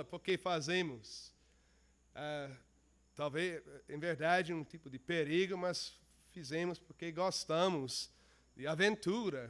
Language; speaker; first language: Portuguese; non-native, fluent; English